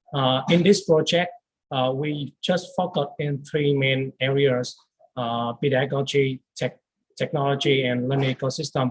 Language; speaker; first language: English; non-native, learner; Vietnamese